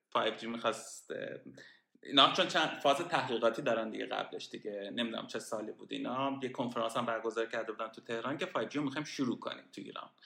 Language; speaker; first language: Persian; native; Persian